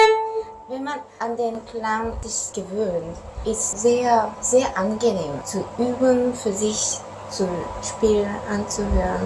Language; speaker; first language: German; non-native, fluent; Korean